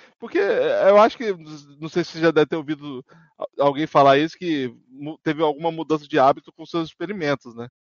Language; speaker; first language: Portuguese; native; Portuguese